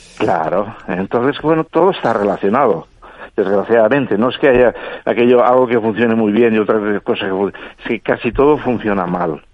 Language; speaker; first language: Spanish; non-native, local second language; Catalan